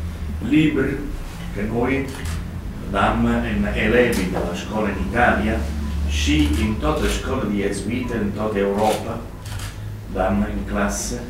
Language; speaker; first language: Romanian; non-native, learner; Italian